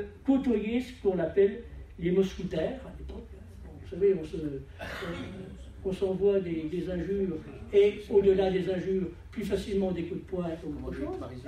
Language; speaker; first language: French; native; French